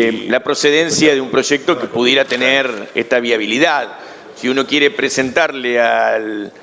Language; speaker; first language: Spanish; native; Spanish